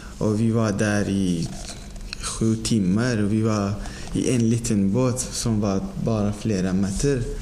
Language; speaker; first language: Swedish; non-native, fluent; Persian